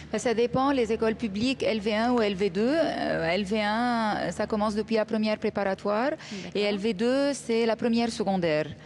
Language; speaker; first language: French; non-native, fluent; Arabic